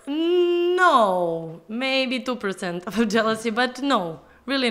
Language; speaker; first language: English; non-native, fluent; Serbian